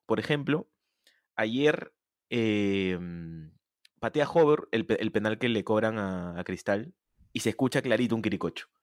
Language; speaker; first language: Spanish; native; Spanish